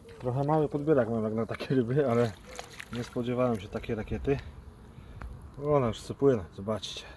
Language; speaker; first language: Polish; native; Polish